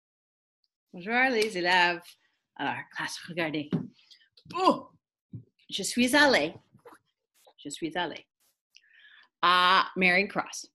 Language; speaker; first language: French; non-native, fluent; English